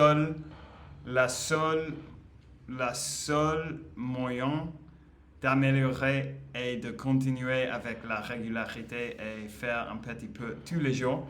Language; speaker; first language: French; non-native, learner; English